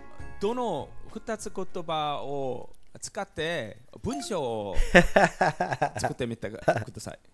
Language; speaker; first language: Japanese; non-native, fluent; Korean